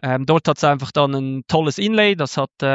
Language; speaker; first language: German; native; German